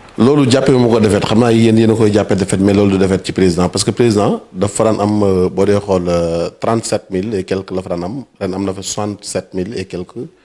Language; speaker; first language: Wolof; native; Wolof